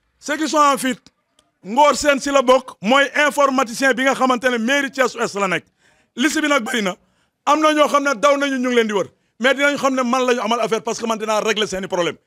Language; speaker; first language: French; non-native, local second language; Wolof